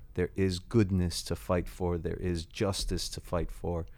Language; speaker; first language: English; native; English